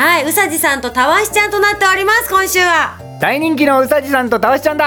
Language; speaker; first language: Japanese; native; Japanese